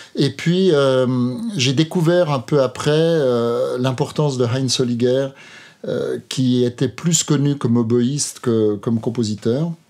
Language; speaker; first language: French; native; French